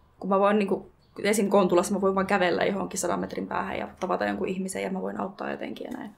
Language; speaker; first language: Finnish; native; Finnish